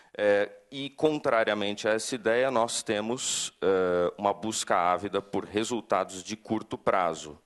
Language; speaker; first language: Portuguese; native; Portuguese